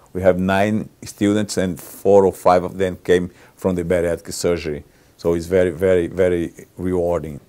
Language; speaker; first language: English; non-native, fluent; Portuguese